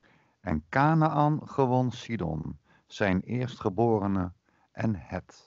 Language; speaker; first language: Dutch; native; Dutch